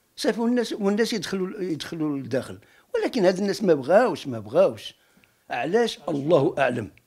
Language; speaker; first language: Arabic; non-native, local second language; Riffian